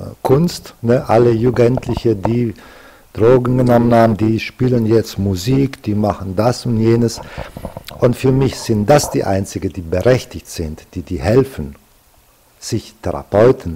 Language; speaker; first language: German; non-native, fluent; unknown